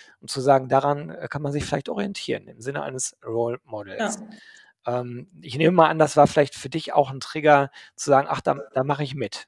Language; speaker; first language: German; native; German